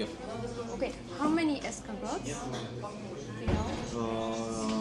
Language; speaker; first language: English; non-native, learner; Turkish